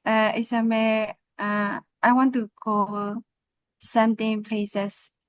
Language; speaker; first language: English; non-native, learner; Burmese